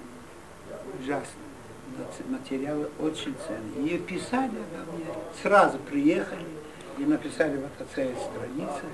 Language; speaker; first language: Russian; non-native, fluent; Yiddish